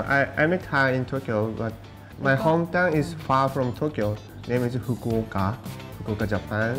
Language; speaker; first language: English; non-native, learner; Japanese